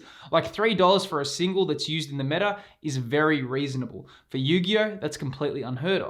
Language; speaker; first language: English; native; English